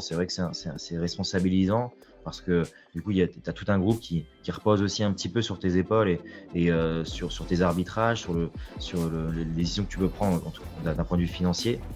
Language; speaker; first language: French; native; French